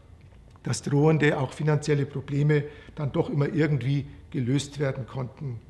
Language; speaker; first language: German; native; German